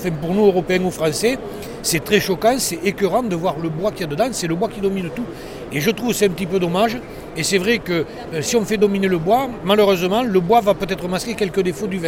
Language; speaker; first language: French; native; French